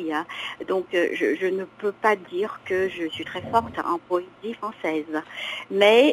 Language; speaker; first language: French; non-native, fluent; Chinese